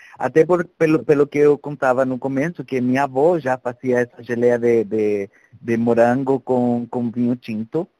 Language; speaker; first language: Portuguese; non-native, fluent; Spanish